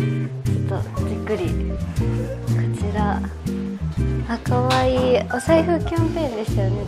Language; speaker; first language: Japanese; native; Japanese